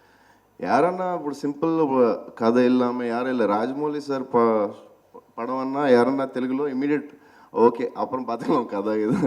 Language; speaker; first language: Tamil; non-native, local second language; Telugu